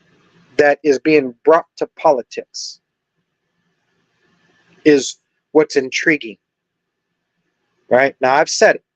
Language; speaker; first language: English; native; English